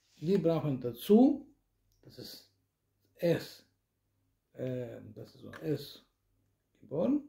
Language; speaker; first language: German; non-native, learner; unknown